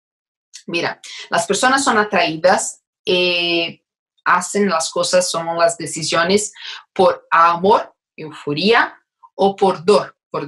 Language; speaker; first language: Spanish; non-native, fluent; Portuguese